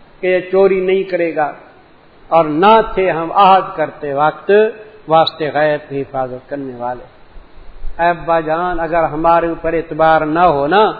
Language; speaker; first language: Urdu; native; Urdu